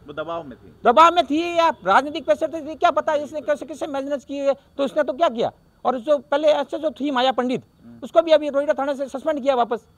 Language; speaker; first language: Hindi; native; Hindi